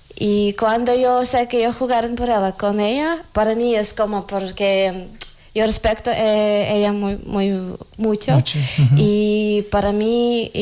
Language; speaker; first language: Spanish; non-native, learner; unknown